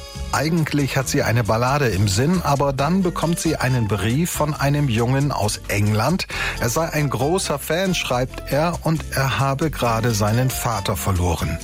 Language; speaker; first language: German; native; German